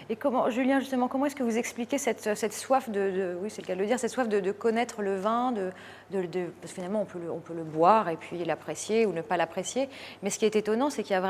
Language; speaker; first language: French; native; French